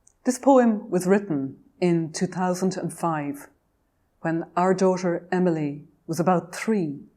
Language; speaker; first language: English; native; English